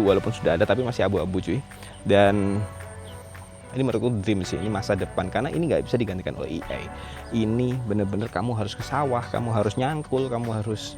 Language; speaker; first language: Indonesian; native; Indonesian